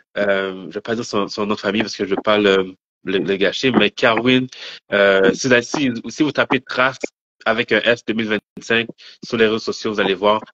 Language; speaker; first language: French; native; French